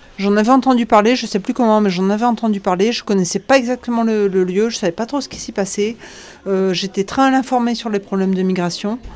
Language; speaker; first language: French; native; French